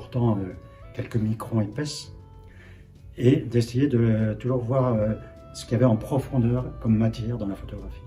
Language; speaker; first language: French; native; French